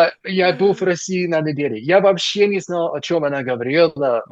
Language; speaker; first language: Russian; non-native, learner; English